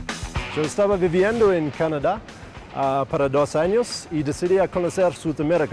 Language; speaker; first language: Spanish; non-native, fluent; English